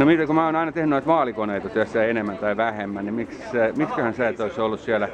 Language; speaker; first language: Finnish; early bilingual, heritage; Finnish